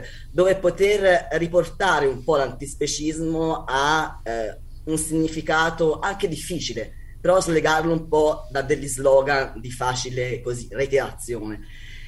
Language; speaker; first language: Italian; native; Italian